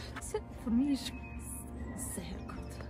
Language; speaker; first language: German; non-native, learner; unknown